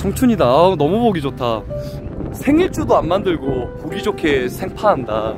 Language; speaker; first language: Korean; native; Korean